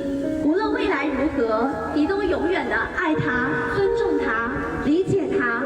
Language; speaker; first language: Chinese; native; Chinese